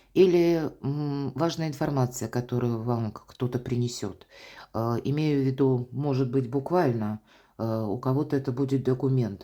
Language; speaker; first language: Russian; native; Russian